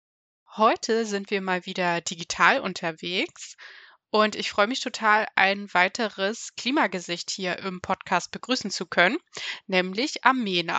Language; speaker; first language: German; native; German